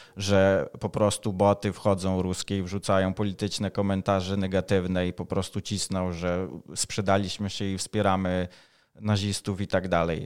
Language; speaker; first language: Polish; non-native, fluent; Ukrainian